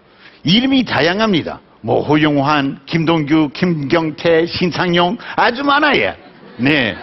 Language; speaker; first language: Korean; non-native, fluent; English